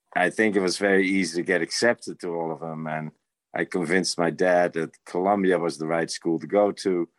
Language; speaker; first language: English; non-native, fluent; Dutch